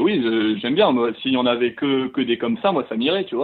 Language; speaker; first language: French; native; French